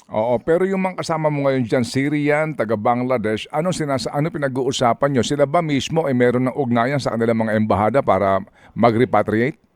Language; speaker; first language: Filipino; native; Filipino